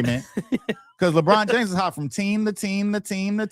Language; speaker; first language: English; native; English